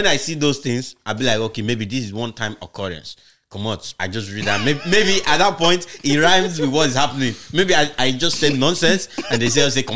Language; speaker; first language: English; non-native, local second language; Igbo